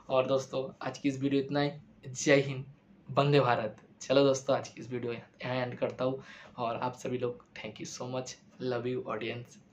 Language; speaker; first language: Hindi; non-native, local second language; Bangla